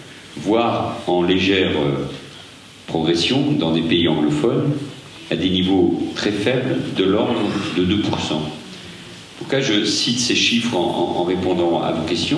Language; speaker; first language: French; native; French